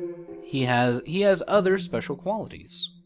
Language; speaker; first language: English; native; English